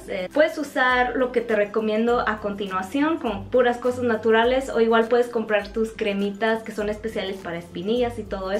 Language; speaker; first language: Spanish; native; Spanish